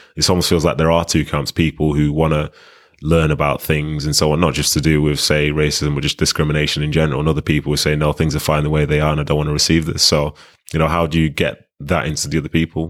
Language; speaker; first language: English; native; English